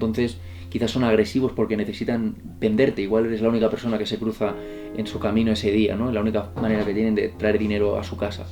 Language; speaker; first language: Spanish; native; Spanish